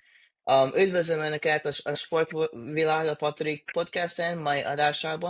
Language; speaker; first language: Hungarian; early bilingual, heritage; English